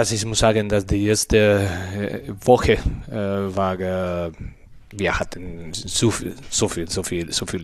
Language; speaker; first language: German; non-native, learner; Spanish